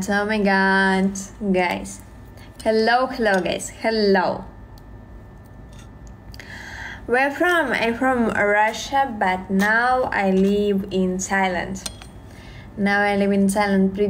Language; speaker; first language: English; non-native, learner; Russian